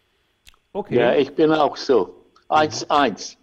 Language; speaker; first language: German; non-native, learner; English